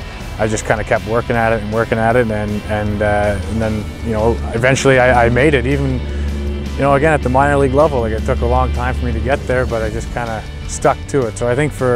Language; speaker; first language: English; native; English